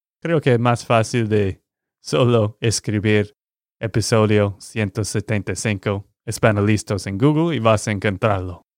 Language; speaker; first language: Spanish; non-native, fluent; English